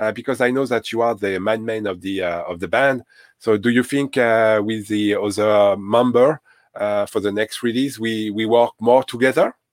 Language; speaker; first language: English; non-native, learner; French